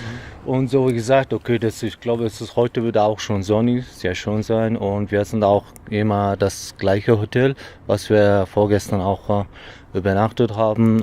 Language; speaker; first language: German; non-native, learner; Mongolian